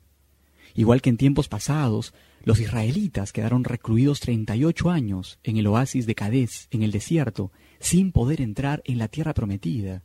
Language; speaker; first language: Spanish; native; Spanish